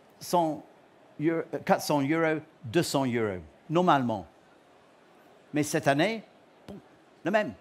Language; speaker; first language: French; non-native, learner; English